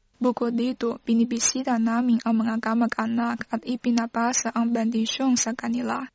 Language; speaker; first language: Filipino; non-native, learner; Chinese